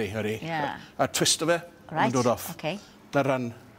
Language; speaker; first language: Welsh; native; Welsh